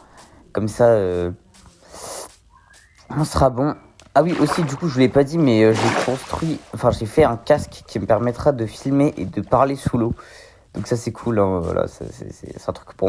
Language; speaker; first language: French; native; French